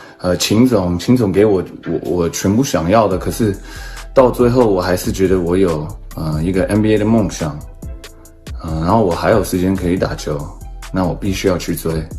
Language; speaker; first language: Chinese; early bilingual, heritage; English